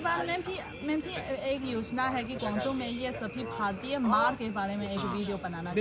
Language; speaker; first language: Hindi; non-native, fluent; Chinese